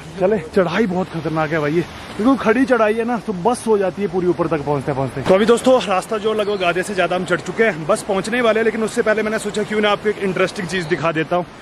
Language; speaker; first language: Hindi; native; Hindi